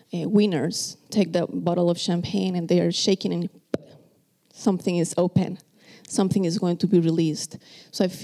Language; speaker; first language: English; non-native, fluent; Spanish